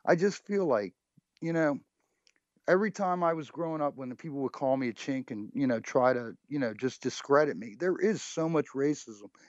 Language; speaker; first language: English; native; English